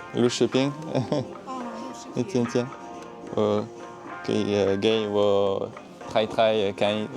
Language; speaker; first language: Chinese; non-native, learner; French